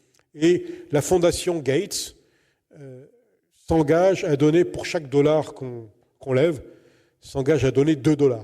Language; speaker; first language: French; native; French